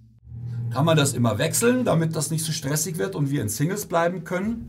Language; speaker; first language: German; native; German